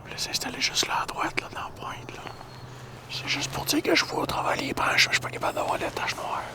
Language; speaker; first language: French; native; French